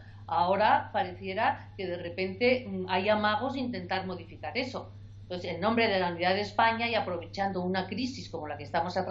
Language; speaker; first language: Spanish; native; Spanish